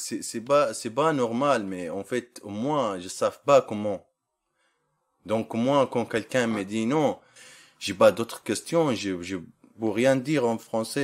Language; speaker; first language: French; non-native, learner; Arabic